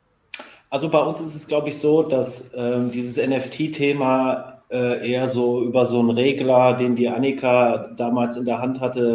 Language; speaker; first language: German; native; German